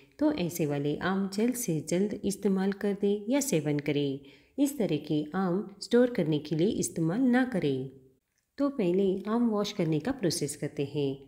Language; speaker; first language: Hindi; non-native, local second language; Marathi